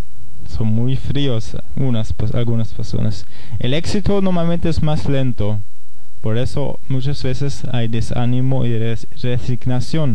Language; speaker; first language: Spanish; non-native, fluent; German